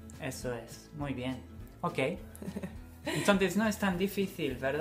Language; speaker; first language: Spanish; non-native, fluent; English